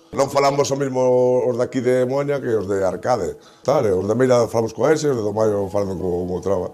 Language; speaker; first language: Galician; native; Galician